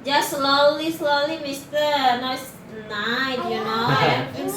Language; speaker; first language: English; non-native, learner; Indonesian